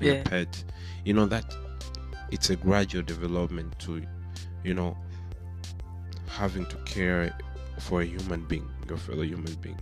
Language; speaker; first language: English; non-native, local second language; Swahili